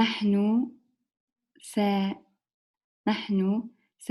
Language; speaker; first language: Arabic; non-native, learner; English